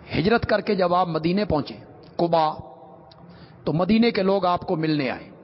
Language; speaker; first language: Urdu; non-native, local second language; Punjabi